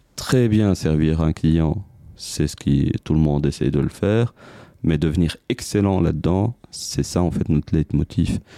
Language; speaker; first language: French; non-native, local second language; Arabic